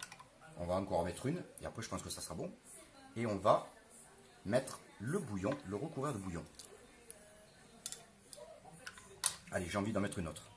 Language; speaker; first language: French; native; French